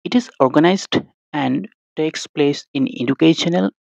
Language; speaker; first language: English; non-native, local second language; Assamese